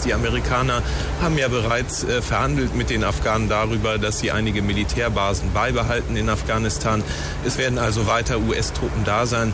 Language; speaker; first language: German; native; German